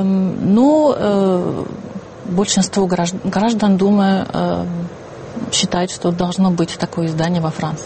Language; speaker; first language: Russian; non-native, fluent; French